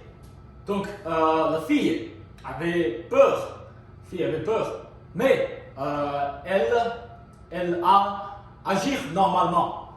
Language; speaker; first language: French; non-native, learner; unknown